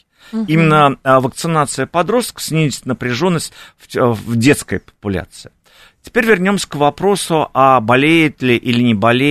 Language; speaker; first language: Russian; native; Russian